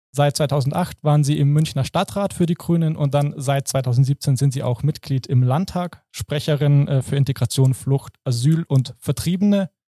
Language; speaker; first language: German; native; German